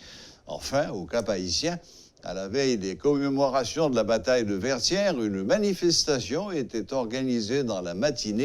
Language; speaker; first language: French; non-native, local second language; Haitian Creole